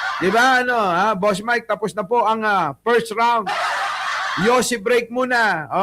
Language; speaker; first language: Filipino; non-native, local second language; Iloko